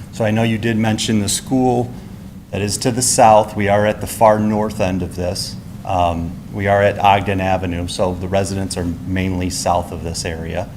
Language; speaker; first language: English; native; English